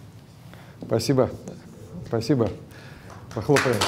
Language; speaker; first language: Russian; native; Russian